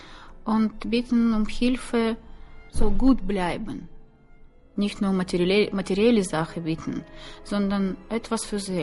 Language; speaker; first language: German; non-native, learner; Russian